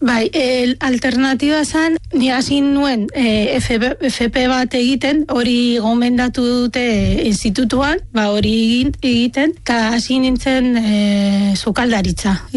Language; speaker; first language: Basque; non-native, fluent; Arabic